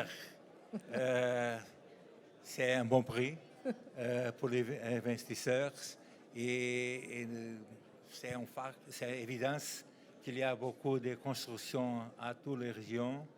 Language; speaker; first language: French; non-native, learner; Portuguese